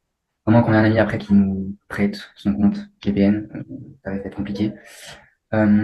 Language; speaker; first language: French; native; French